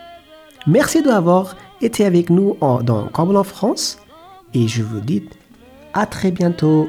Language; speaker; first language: French; non-native, learner; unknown